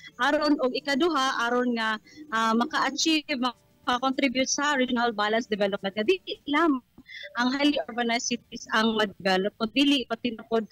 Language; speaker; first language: Cebuano; native; Cebuano